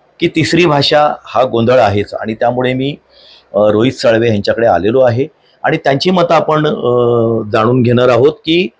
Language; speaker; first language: Marathi; native; Marathi